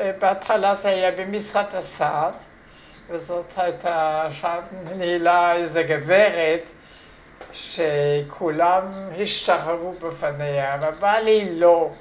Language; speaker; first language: Hebrew; non-native, fluent; French